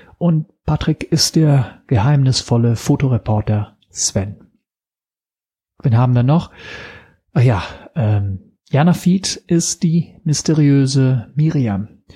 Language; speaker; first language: German; non-native, fluent; Italian